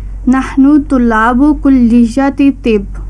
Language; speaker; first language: Arabic; non-native, learner; Urdu